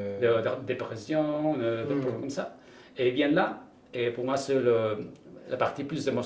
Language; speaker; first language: French; non-native, fluent; Spanish